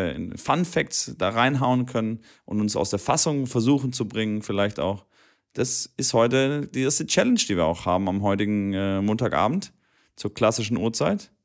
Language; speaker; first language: German; native; German